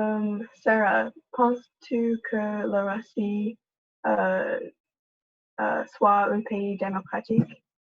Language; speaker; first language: French; non-native, learner; English